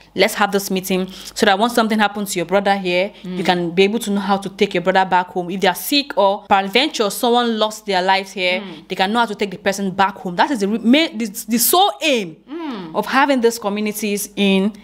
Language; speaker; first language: English; non-native, local second language; Igbo